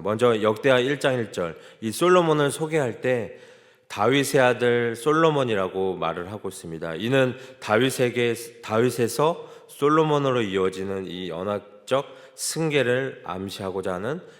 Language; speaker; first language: Korean; native; Korean